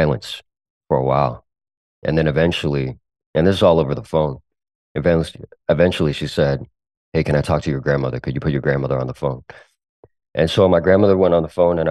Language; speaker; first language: English; early bilingual, other home language; Cantonese